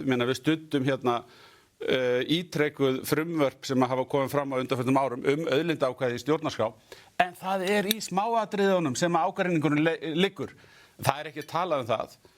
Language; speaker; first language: Icelandic; native; Icelandic